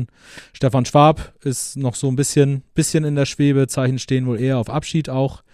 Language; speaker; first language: German; native; German